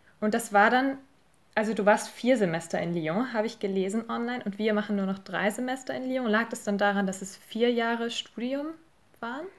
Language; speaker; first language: German; native; German